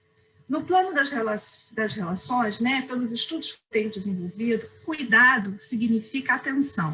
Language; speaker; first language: Portuguese; native; Portuguese